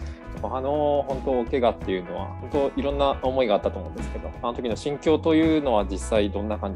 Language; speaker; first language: Japanese; native; Japanese